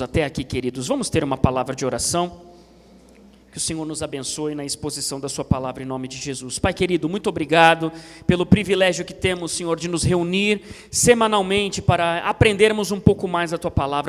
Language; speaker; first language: Portuguese; native; Portuguese